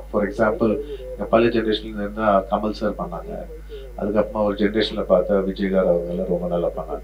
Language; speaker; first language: Tamil; non-native, local second language; Telugu